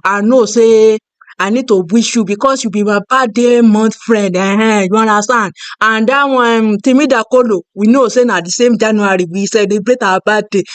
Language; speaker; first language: Nigerian Pidgin; non-native, local second language; Yoruba